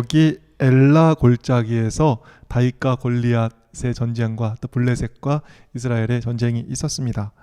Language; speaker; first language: Korean; native; Korean